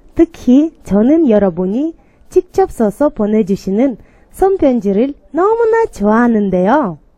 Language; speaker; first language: Korean; non-native, learner; Kyrgyz